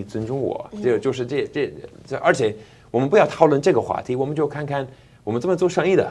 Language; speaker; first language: Chinese; non-native, fluent; English